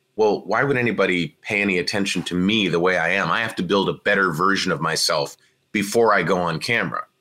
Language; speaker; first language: English; native; English